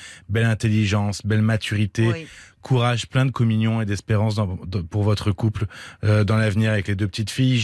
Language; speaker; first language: French; native; French